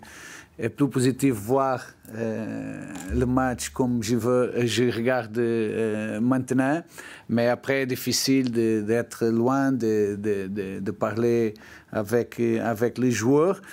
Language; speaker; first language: French; non-native, learner; Portuguese